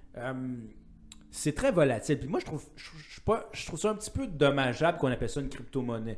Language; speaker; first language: French; native; French